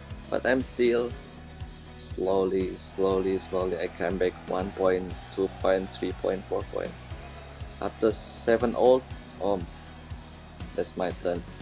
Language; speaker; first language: English; non-native, learner; Indonesian